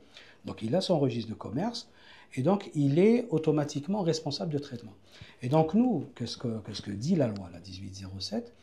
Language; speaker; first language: French; non-native, local second language; Arabic